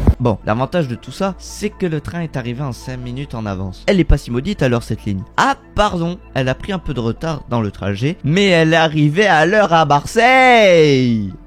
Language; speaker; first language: French; native; French